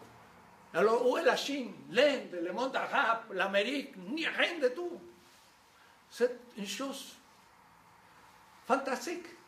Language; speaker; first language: French; non-native, fluent; Spanish